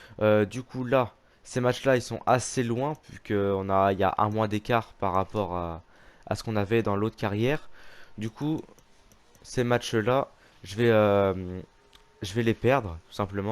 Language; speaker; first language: French; native; French